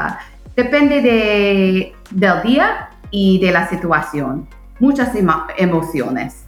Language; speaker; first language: Spanish; non-native, fluent; English